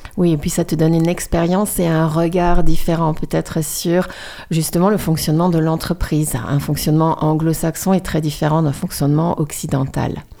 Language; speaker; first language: French; native; French